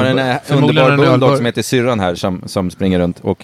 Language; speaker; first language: Swedish; native; Swedish